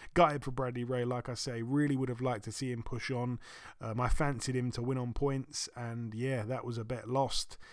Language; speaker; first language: English; native; English